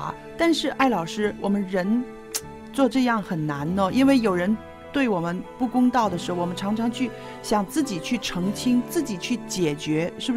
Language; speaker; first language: Chinese; native; Chinese